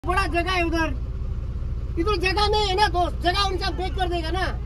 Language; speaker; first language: Hindi; non-native, local second language; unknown